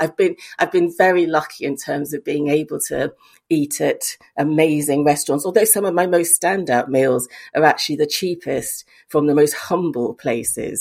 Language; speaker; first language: English; native; English